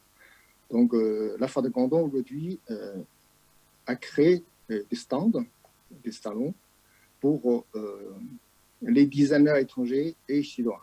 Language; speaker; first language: French; non-native, fluent; Chinese